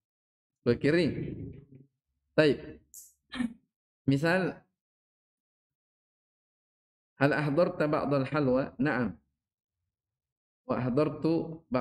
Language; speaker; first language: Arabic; non-native, fluent; Indonesian